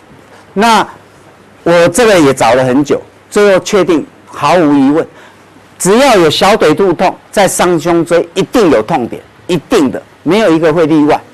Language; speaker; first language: Chinese; native; Chinese